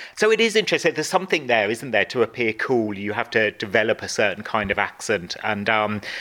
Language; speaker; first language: English; native; English